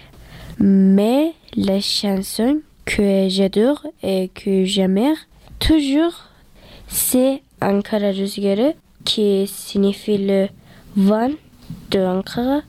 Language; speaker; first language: French; early bilingual, other home language; Turkish